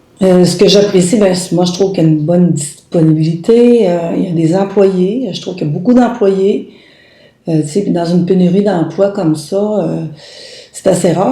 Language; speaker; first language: French; native; French